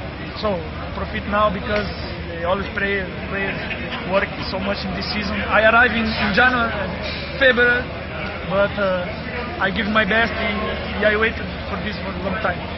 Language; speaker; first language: English; non-native, learner; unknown